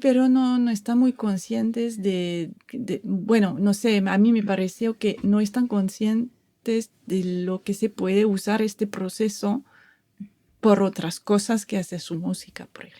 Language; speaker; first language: Spanish; non-native, fluent; French